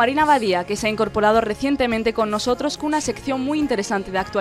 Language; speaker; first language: Spanish; native; Spanish